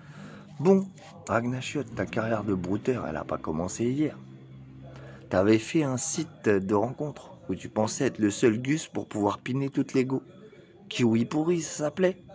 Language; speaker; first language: French; native; French